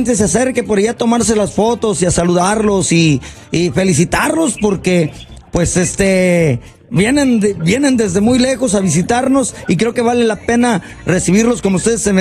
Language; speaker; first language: Spanish; native; Spanish